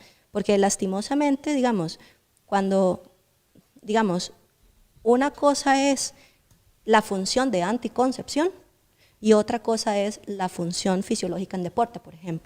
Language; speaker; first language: Spanish; native; Spanish